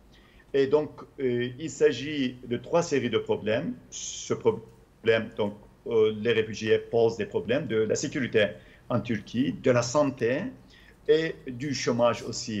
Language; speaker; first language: French; non-native, fluent; Turkish